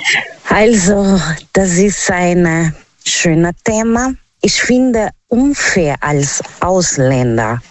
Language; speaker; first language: German; non-native, learner; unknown